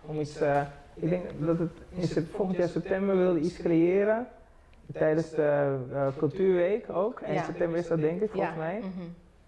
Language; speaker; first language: Dutch; non-native, local second language; Papiamento